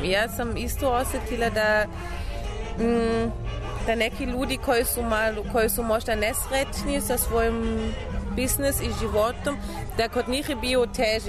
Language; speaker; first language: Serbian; non-native, learner; German